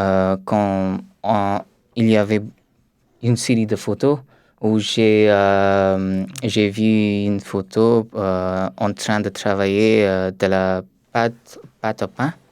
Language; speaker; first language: French; non-native, learner; Tamil